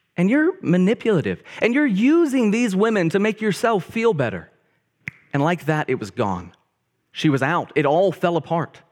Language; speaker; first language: English; native; English